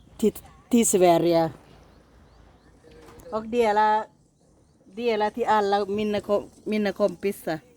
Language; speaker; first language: Swedish; non-native, learner; Thai